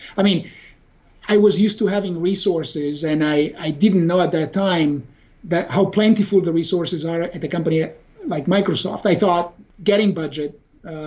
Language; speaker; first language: English; non-native, fluent; Italian